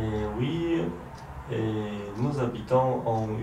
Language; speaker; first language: French; non-native, learner; Polish